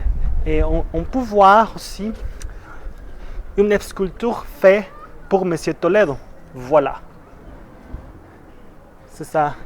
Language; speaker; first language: French; non-native, fluent; Spanish